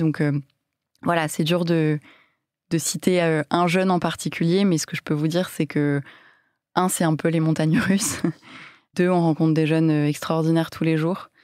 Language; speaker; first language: French; native; French